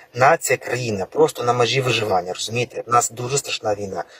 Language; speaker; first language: Ukrainian; native; Ukrainian